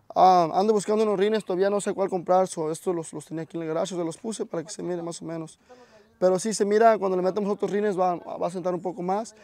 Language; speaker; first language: Spanish; early bilingual, heritage; Spanish